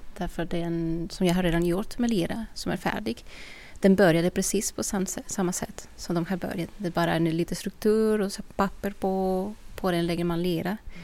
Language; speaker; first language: Swedish; non-native, fluent; Spanish